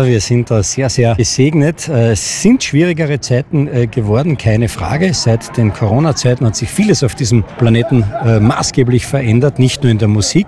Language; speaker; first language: German; native; German